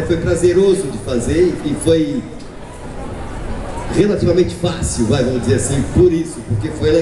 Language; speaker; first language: Portuguese; native; Portuguese